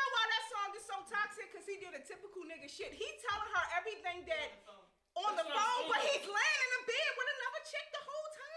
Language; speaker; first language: English; native; English